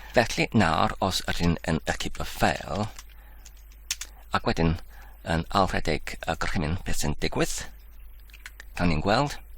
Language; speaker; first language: Welsh; non-native, local second language; English